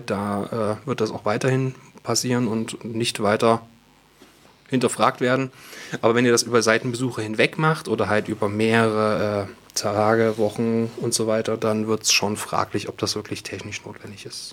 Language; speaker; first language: German; native; German